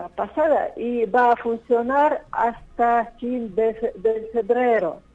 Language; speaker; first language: Spanish; non-native, fluent; Russian